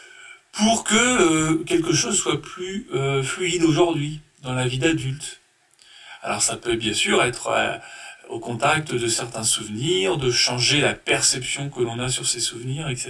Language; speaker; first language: French; native; French